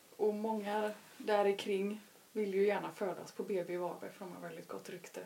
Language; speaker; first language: Swedish; native; Swedish